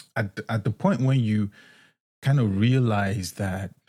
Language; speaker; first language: English; non-native, local second language; Yoruba